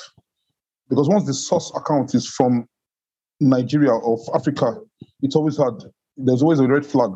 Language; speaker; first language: English; non-native, local second language; Yoruba